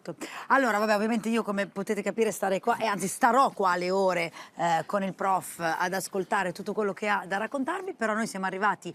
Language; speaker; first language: Italian; native; Italian